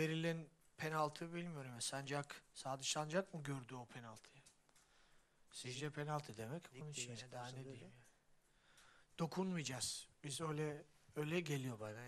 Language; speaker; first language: Turkish; non-native, fluent; Georgian